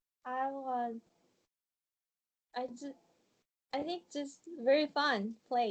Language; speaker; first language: English; non-native, learner; Japanese